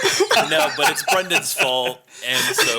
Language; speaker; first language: English; native; English